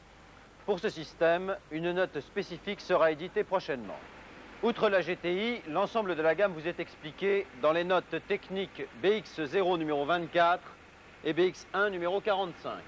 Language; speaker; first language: French; native; French